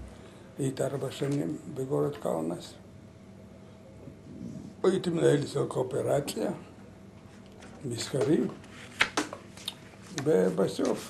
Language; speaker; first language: Hebrew; non-native, learner; Lithuanian